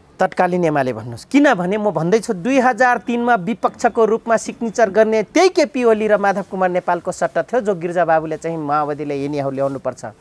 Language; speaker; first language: Nepali; non-native, local second language; Dangaura Tharu